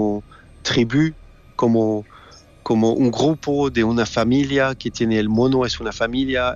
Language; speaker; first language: Spanish; non-native, learner; French